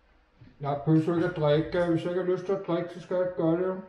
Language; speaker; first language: Danish; native; Danish